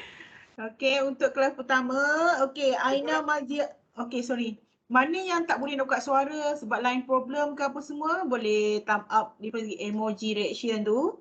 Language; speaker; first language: Malay; native; Malay